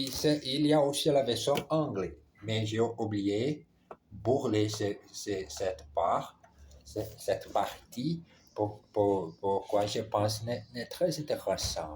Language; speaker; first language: French; non-native, learner; Portuguese